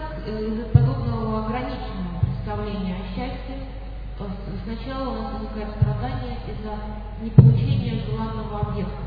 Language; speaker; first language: Russian; native; Russian